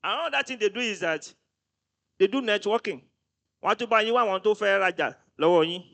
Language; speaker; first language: English; non-native, local second language; Yoruba